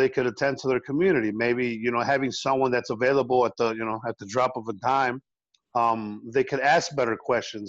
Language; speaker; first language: English; early bilingual, other home language; Spanish